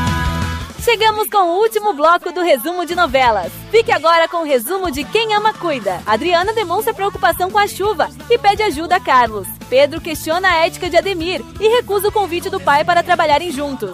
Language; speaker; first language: Portuguese; native; Portuguese